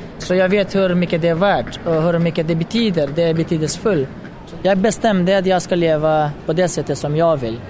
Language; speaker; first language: Swedish; non-native, fluent; Pashto